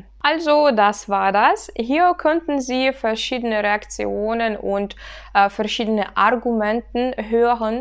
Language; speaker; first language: German; non-native, fluent; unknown